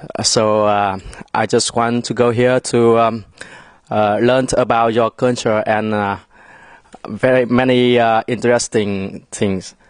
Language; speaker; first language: English; non-native, learner; Vietnamese